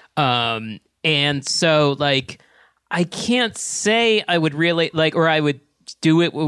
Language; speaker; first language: English; native; English